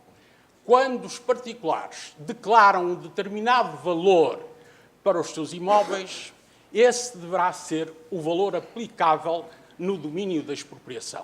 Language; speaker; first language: Portuguese; native; Portuguese